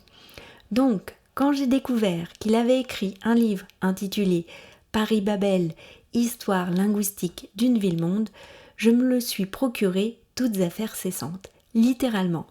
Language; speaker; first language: French; native; French